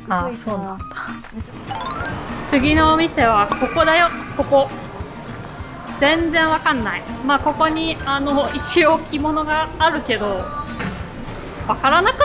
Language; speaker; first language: Japanese; non-native, fluent; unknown